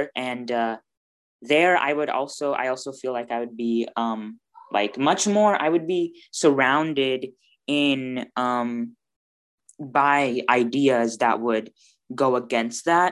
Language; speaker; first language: English; early bilingual, other home language; Bangla